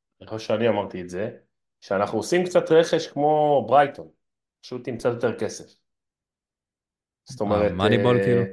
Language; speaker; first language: Hebrew; native; Hebrew